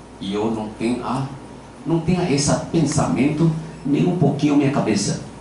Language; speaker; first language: Portuguese; non-native, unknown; Chinese